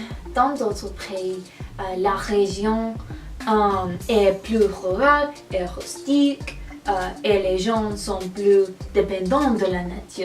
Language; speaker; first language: French; non-native, learner; English